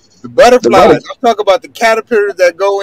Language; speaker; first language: English; native; English